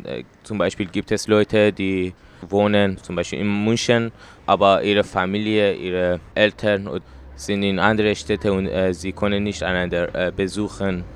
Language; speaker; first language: German; non-native, learner; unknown